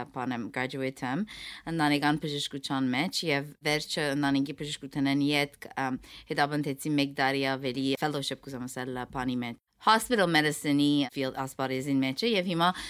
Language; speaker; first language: Armenian; early bilingual, heritage; Armenian